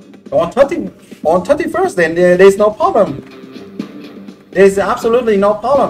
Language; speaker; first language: English; non-native, fluent; French